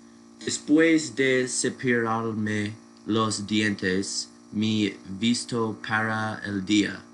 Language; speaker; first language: Spanish; non-native, learner; English